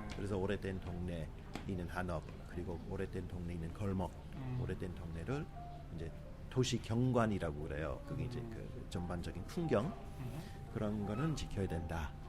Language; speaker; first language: Korean; non-native, fluent; English